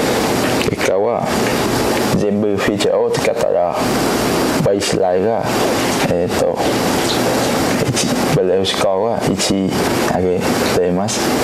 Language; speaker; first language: Japanese; non-native, learner; Cantonese